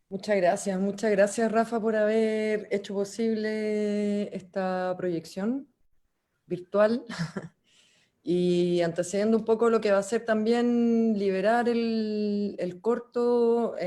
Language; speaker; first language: Spanish; native; Spanish